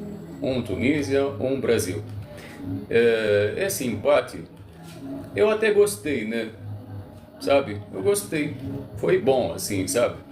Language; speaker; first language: Portuguese; non-native, local second language; Arabic